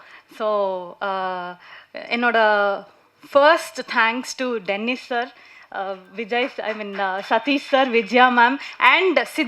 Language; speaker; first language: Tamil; non-native, learner; Kannada